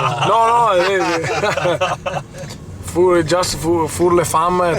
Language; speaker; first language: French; non-native, learner; Italian